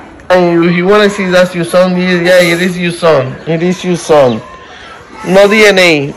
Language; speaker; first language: English; non-native, learner; Spanish